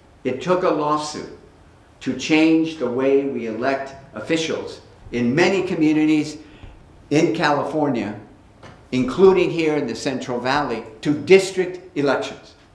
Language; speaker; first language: English; early bilingual, other home language; Spanish